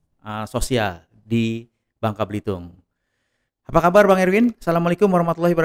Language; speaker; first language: Indonesian; native; Indonesian